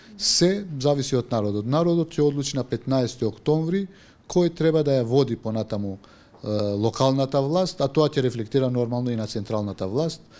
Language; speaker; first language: Macedonian; non-native, local second language; Albanian